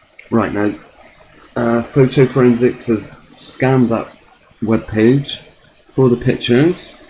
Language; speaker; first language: English; native; English